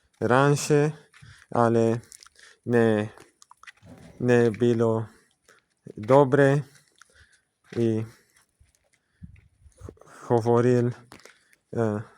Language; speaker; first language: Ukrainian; non-native, learner; Polish